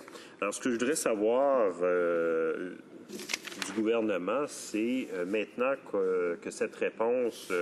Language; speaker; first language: French; native; French